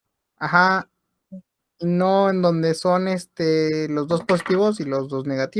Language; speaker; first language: Spanish; native; Spanish